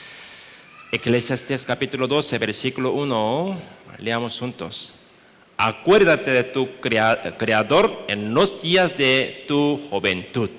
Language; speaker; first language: Spanish; non-native, learner; Korean